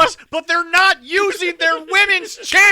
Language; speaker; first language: English; native; English